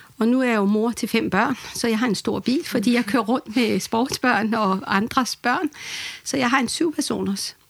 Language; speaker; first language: Danish; early bilingual, other home language; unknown